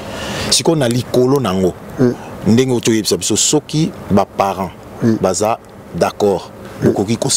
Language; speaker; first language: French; non-native, local second language; Lingala